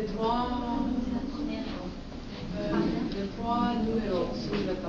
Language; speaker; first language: French; non-native, learner; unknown